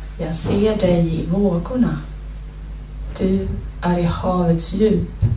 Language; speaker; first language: Swedish; native; Swedish